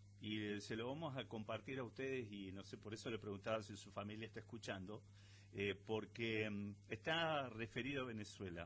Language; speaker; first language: Spanish; native; Spanish